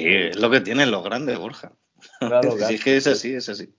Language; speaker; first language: Spanish; native; Spanish